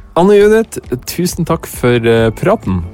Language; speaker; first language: Norwegian; native; Norwegian